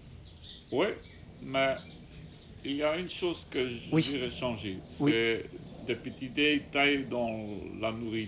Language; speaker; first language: French; non-native, learner; Czech